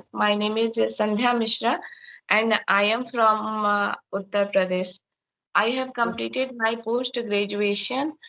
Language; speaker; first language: English; non-native, learner; Hindi